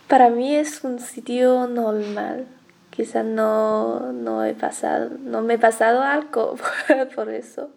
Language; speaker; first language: Spanish; non-native, learner; Chinese